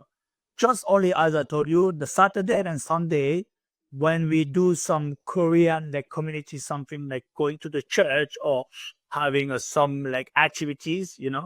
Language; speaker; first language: English; non-native, learner; French